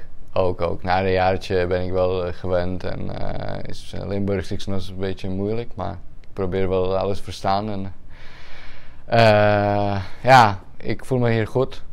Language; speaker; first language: Dutch; non-native, fluent; Czech